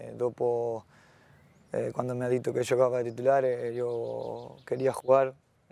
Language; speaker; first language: Italian; non-native, fluent; Spanish